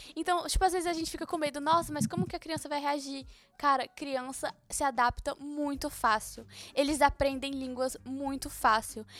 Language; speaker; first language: Portuguese; early bilingual, heritage; Portuguese